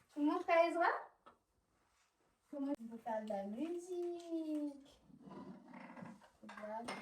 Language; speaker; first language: French; non-native, fluent; Amharic